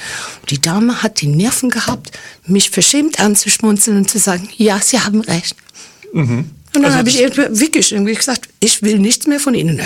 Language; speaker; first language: German; early bilingual, other home language; English